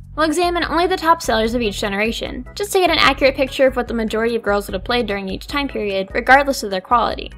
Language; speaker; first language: English; native; English